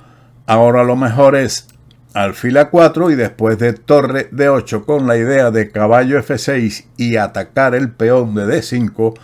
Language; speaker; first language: Spanish; native; Spanish